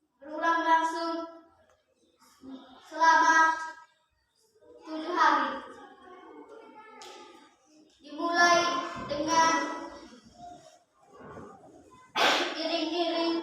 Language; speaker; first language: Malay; non-native, local second language; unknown